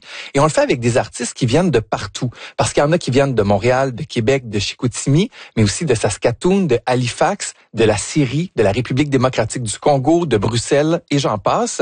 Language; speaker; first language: French; native; French